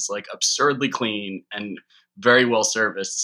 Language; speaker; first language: English; early bilingual, other home language; Japanese